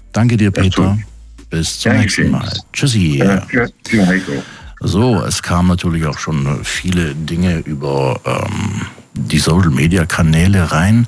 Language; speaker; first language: German; native; German